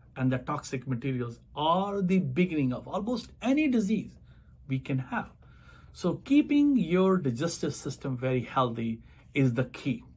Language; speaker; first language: English; non-native, local second language; Punjabi